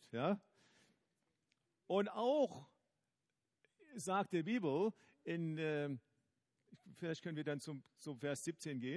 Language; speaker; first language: German; non-native, fluent; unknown